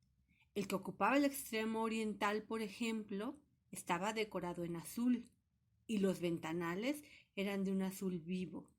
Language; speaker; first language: Spanish; native; Spanish